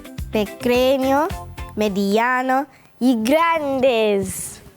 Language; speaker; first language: Spanish; non-native, learner; English